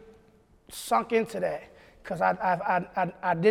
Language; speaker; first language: English; native; English